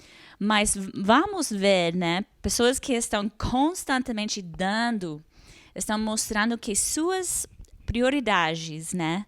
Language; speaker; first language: Portuguese; non-native, fluent; English